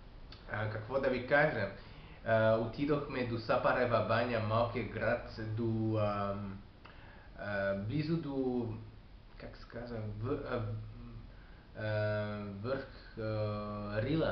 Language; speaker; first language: Bulgarian; non-native, learner; French